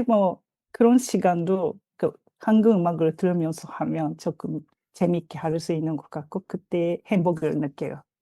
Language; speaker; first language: Korean; non-native, fluent; Japanese